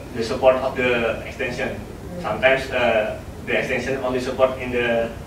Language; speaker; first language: English; non-native, learner; Indonesian